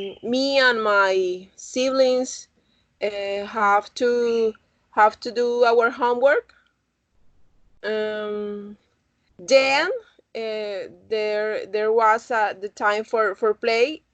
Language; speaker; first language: English; non-native, learner; Spanish